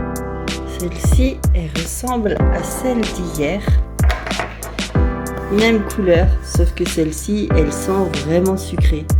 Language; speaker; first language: French; native; French